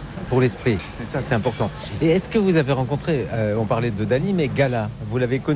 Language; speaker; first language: French; native; French